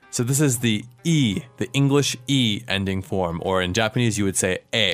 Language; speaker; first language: English; native; English